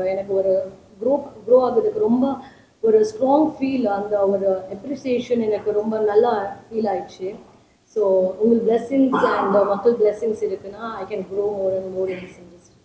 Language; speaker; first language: Tamil; non-native, learner; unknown